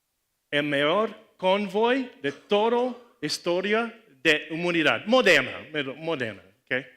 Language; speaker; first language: Spanish; non-native, learner; English